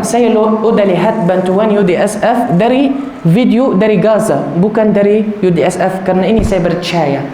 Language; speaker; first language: Indonesian; non-native, learner; Arabic